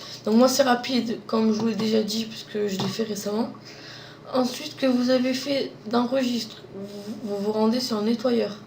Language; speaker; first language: French; native; French